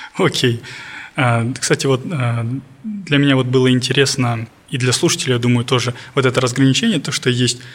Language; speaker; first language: Russian; non-native, local second language; Kazakh